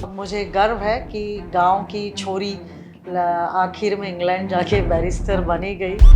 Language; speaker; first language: Hindi; non-native, local second language; Marwari